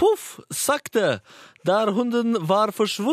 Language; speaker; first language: German; non-native, learner; Norwegian